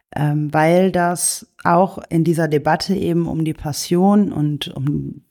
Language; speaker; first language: German; native; German